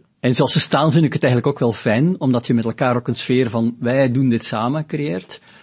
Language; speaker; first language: Dutch; native; Dutch